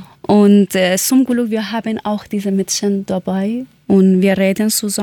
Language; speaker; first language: German; non-native, learner; Persian